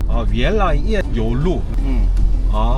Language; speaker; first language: Chinese; non-native, learner; Korean